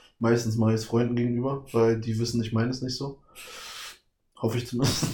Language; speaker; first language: German; native; German